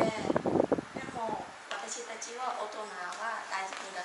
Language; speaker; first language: Japanese; non-native, learner; Vietnamese